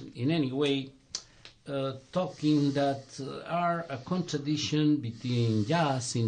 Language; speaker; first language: English; non-native, fluent; Galician